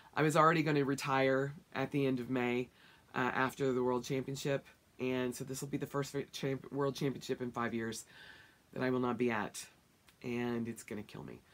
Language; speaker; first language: English; native; English